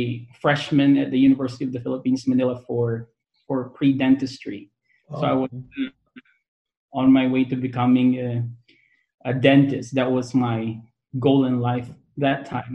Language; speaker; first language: English; non-native, local second language; Pangasinan